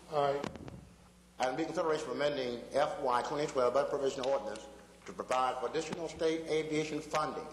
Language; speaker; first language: English; native; English